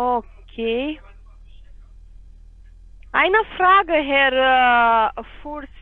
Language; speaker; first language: German; non-native, fluent; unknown